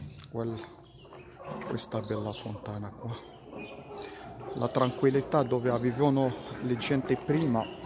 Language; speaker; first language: Italian; non-native, learner; Arabic